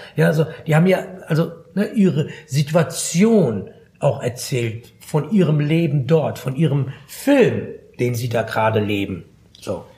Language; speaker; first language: German; early bilingual, other home language; Arabic